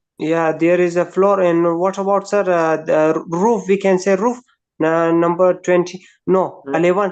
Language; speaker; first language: English; non-native, learner; Persian